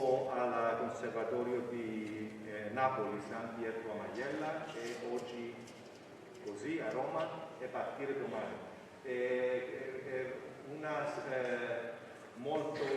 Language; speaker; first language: Italian; non-native, learner; Greek